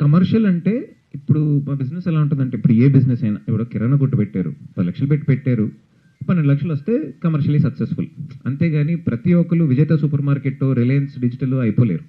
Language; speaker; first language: Telugu; native; Telugu